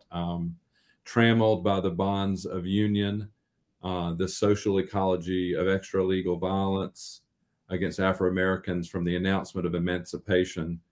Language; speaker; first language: English; native; English